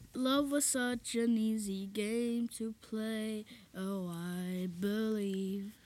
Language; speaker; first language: Portuguese; non-native, fluent; Bosnian